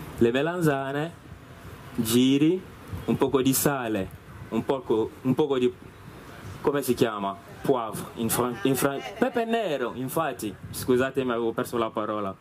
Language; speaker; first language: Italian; non-native, fluent; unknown